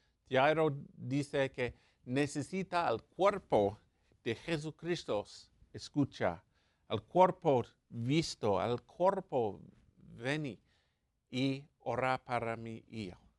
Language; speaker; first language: Spanish; non-native, learner; English